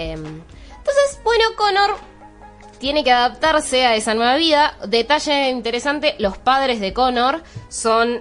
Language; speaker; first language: Spanish; native; Spanish